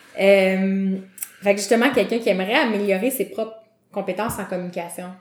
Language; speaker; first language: French; native; French